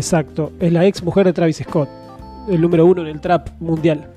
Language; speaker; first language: Spanish; native; Spanish